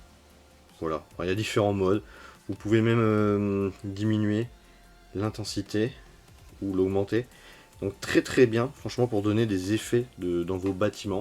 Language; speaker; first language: French; native; French